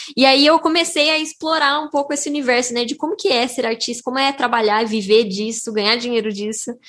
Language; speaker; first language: Portuguese; native; Portuguese